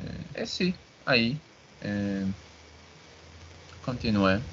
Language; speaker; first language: Spanish; non-native, learner; Portuguese